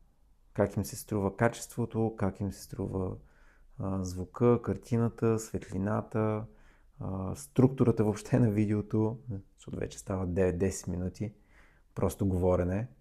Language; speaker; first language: Bulgarian; native; Bulgarian